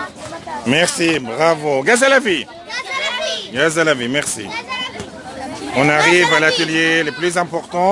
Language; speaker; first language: French; non-native, fluent; Arabic